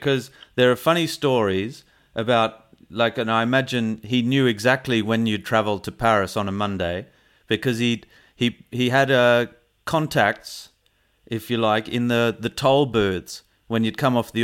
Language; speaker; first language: English; native; English